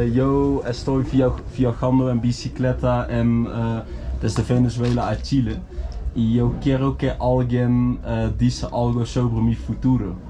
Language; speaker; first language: Spanish; non-native, learner; Dutch